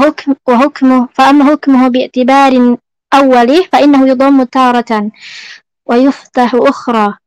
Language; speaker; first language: Arabic; non-native, learner; Indonesian